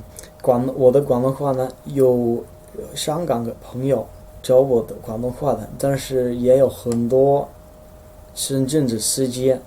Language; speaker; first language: Chinese; non-native, fluent; Dutch